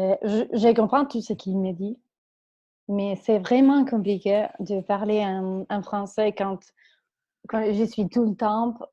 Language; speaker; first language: French; non-native, fluent; Spanish